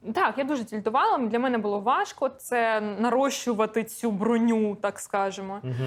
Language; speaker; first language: Ukrainian; non-native, local second language; Russian